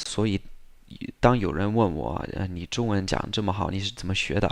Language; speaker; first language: Chinese; non-native, fluent; English